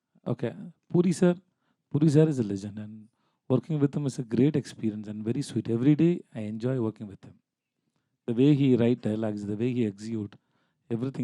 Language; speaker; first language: English; non-native, local second language; Tamil